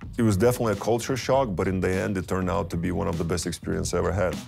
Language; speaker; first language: English; non-native, fluent; Lithuanian